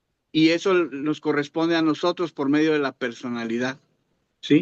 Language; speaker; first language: Spanish; native; Spanish